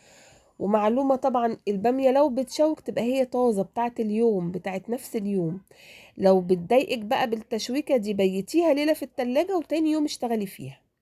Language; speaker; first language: Arabic; native; Arabic